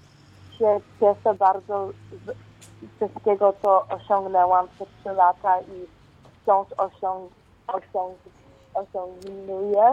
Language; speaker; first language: Polish; early bilingual, heritage; Polish